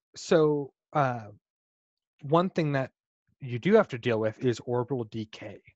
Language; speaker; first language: English; native; English